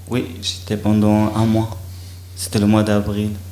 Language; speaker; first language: French; non-native, learner; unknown